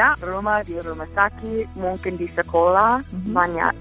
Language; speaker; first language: Indonesian; non-native, fluent; English